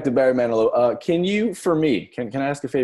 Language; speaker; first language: English; native; English